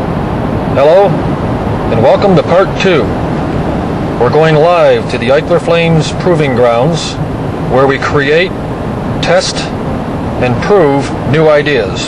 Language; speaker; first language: English; native; English